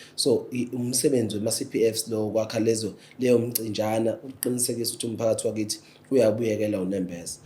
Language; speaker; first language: Zulu; native; Zulu